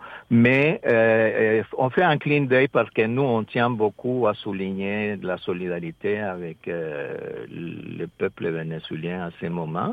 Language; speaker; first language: French; non-native, fluent; Spanish